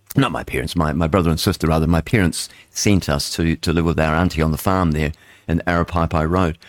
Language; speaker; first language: English; native; English